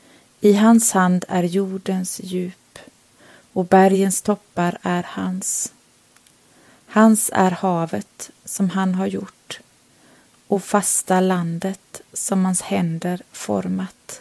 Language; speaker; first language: Swedish; native; Swedish